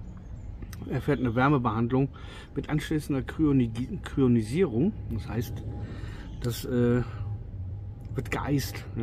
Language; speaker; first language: German; native; German